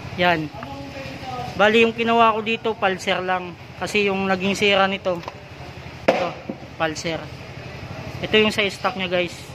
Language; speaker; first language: Filipino; non-native, local second language; Waray